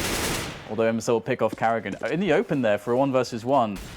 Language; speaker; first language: English; native; English